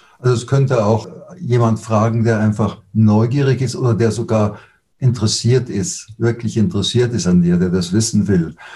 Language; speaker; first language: German; native; German